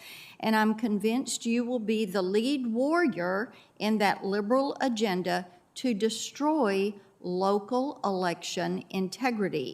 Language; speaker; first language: English; native; English